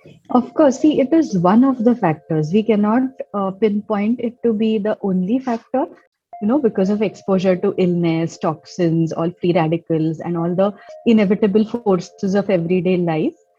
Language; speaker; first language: English; non-native, local second language; Marathi